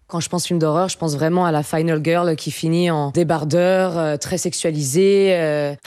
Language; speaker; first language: French; native; French